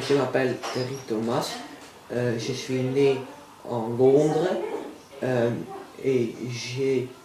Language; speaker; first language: French; non-native, learner; Dutch